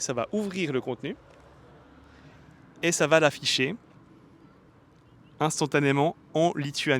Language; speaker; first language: French; native; French